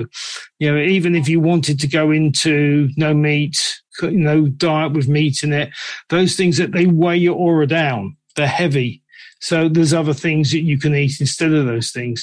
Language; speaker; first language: English; native; English